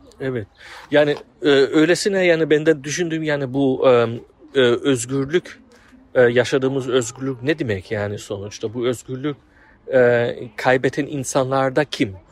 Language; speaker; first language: Turkish; early bilingual, heritage; Turkish